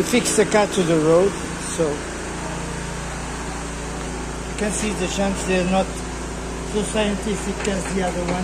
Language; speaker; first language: English; non-native, learner; Portuguese